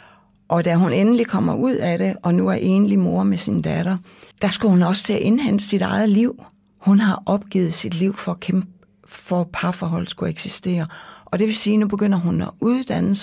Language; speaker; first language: Danish; native; Danish